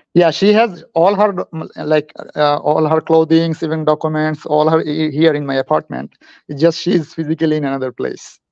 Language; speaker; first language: English; non-native, local second language; Bangla